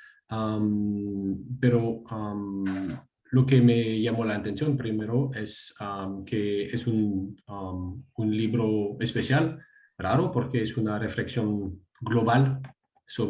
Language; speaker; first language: Spanish; non-native, fluent; French